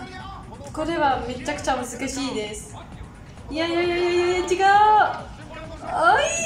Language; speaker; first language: Japanese; non-native, learner; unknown